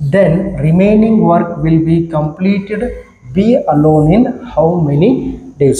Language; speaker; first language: English; non-native, local second language; Kannada